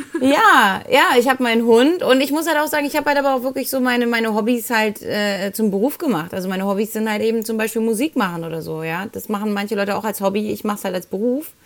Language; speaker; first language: German; early bilingual, other home language; Spanish